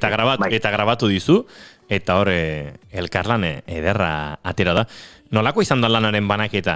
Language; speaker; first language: Basque; native; Basque